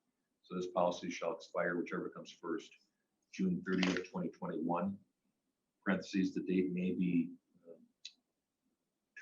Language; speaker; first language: English; native; English